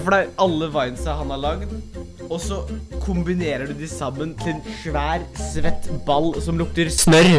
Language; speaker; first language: Norwegian; native; Norwegian